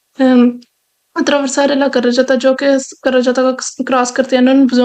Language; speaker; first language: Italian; non-native, fluent; Urdu